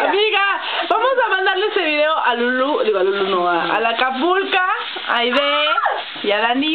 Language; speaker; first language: Spanish; native; Spanish